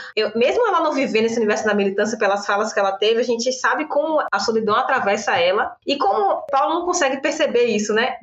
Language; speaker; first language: Portuguese; native; Portuguese